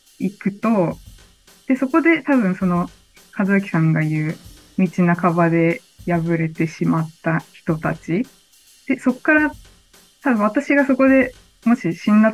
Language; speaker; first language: Japanese; native; Japanese